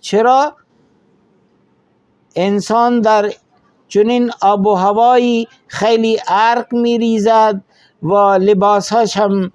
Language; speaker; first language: Persian; non-native, fluent; Urdu